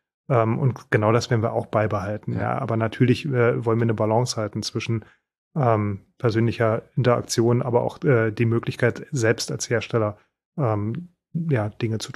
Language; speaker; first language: German; native; German